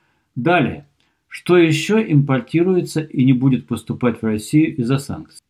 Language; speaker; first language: Russian; native; Russian